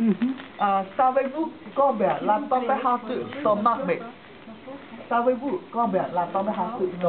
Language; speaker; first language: French; non-native, learner; Chinese